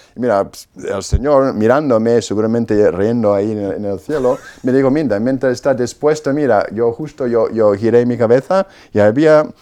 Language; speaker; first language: Spanish; non-native, fluent; Polish